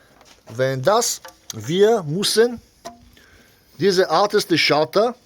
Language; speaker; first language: German; non-native, learner; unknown